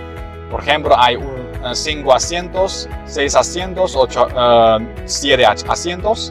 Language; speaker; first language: Spanish; non-native, learner; Chinese